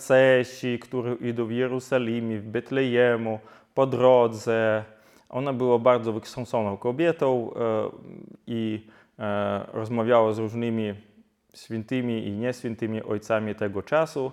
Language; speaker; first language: Polish; non-native, fluent; Ukrainian